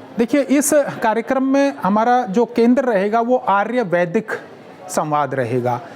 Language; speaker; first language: Hindi; native; Hindi